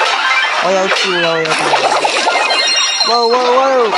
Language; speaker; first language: Chinese; early bilingual, heritage; Cantonese